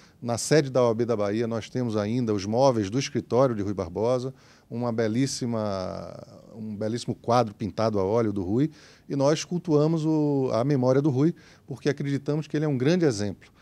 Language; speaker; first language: Portuguese; native; Portuguese